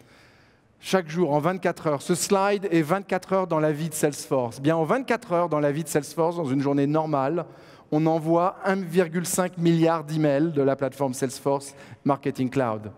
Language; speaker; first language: French; native; French